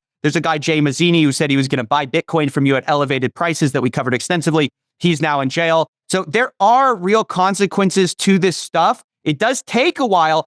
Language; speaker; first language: English; native; English